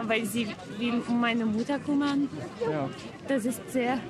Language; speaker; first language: German; non-native, fluent; Ukrainian